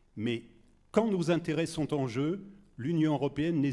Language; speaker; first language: French; native; French